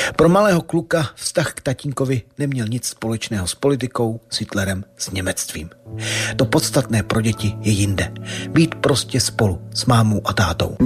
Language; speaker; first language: Czech; native; Czech